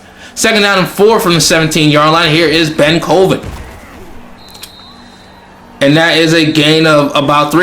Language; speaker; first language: English; native; English